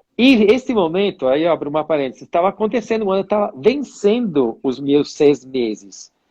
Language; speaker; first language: Portuguese; non-native, fluent; Italian